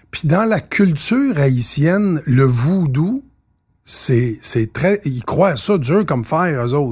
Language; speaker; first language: French; native; French